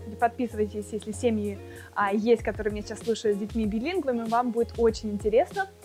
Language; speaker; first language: Russian; native; Russian